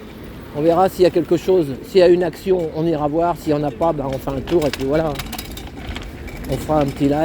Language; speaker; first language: French; native; French